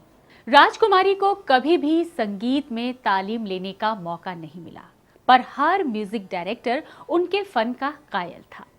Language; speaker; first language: Hindi; native; Hindi